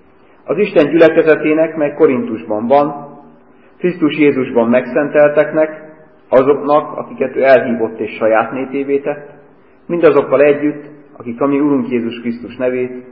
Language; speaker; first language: Hungarian; native; Hungarian